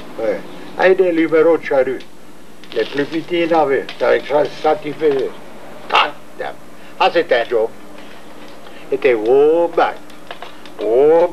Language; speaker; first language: French; native; French